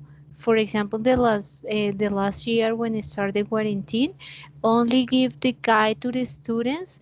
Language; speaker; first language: English; non-native, learner; Spanish